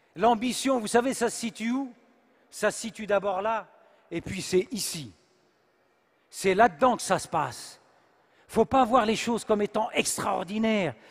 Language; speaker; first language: French; native; French